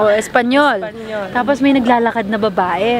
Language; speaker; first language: Filipino; native; Filipino